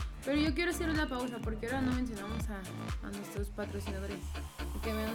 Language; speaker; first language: Spanish; native; Spanish